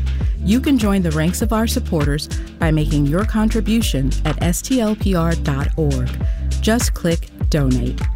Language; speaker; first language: English; native; English